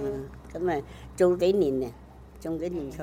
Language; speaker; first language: Chinese; native; Chinese